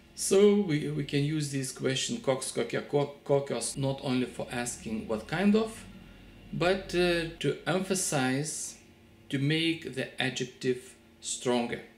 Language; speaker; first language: English; non-native, fluent; Lithuanian